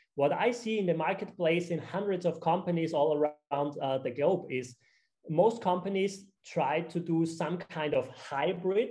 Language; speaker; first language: English; non-native, fluent; German